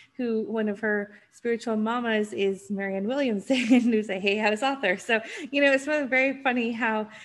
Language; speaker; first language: English; native; English